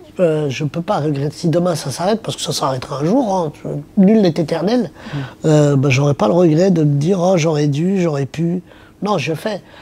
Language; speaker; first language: French; early bilingual, other home language; Arabic